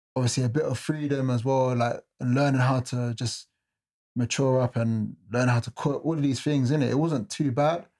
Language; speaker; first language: English; native; English